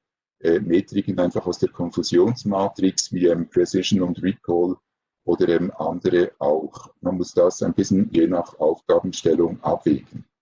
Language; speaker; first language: German; native; German